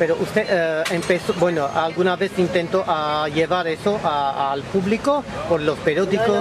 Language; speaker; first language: Spanish; non-native, fluent; Russian